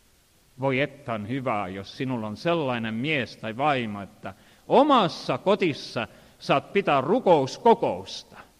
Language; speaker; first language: Finnish; non-native, fluent; Estonian